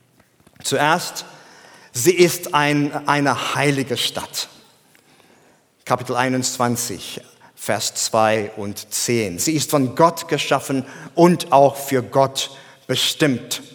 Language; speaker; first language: German; non-native, fluent; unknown